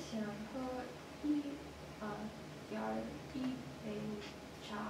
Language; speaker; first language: Chinese; non-native, learner; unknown